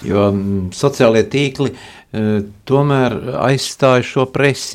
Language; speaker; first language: Latvian; native; Latvian